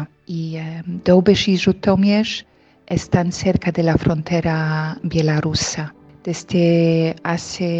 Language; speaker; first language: Spanish; non-native, fluent; Polish